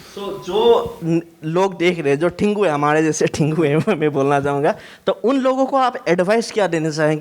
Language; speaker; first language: Hindi; non-native, local second language; Assamese